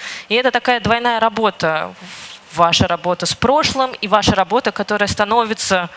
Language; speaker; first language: Russian; native; Russian